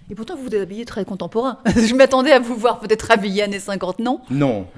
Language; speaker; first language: French; native; French